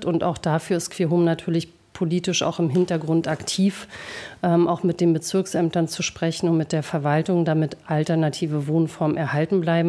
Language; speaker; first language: German; native; German